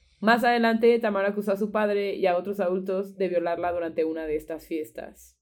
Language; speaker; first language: Spanish; native; Spanish